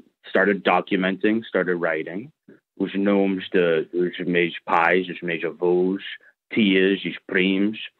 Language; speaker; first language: Portuguese; early bilingual, heritage; Portuguese